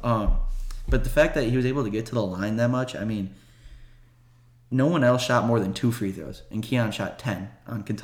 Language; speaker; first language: English; native; English